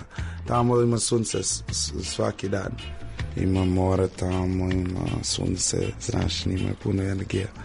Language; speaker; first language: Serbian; non-native, learner; English